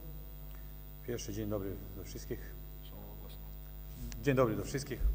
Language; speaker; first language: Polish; non-native, learner; Serbian